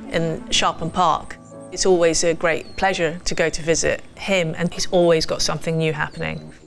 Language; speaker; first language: English; native; English